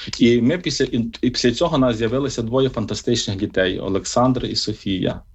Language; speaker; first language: Ukrainian; native; Ukrainian